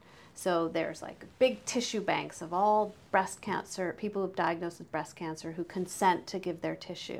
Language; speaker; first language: English; native; English